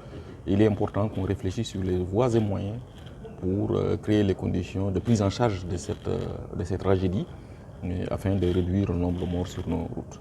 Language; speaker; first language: French; non-native, local second language; Wolof